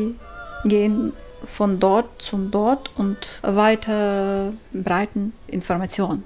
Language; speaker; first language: German; non-native, learner; Ukrainian